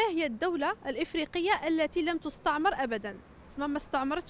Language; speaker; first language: Arabic; native; Arabic